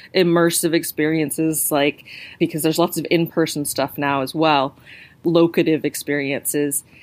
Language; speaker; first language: English; native; English